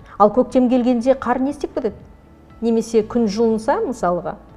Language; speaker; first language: Kazakh; native; Kazakh